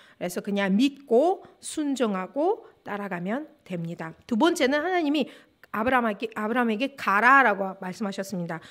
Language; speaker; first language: Korean; non-native, fluent; Russian